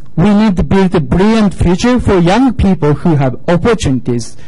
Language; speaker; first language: English; non-native, fluent; Japanese